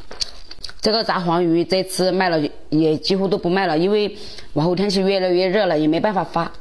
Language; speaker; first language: Chinese; native; Chinese